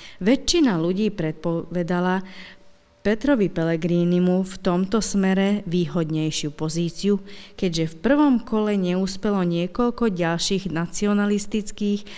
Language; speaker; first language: Slovak; non-native, local second language; Hungarian